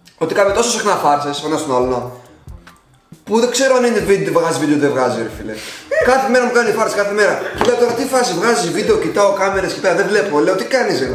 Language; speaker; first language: Greek; early bilingual, other home language; Russian